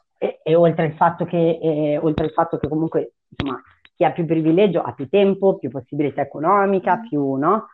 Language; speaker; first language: Italian; early bilingual, other home language; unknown